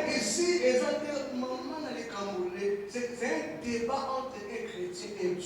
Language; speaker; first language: French; non-native, local second language; Lingala